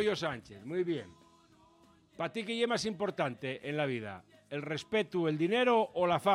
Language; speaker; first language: Spanish; native; Spanish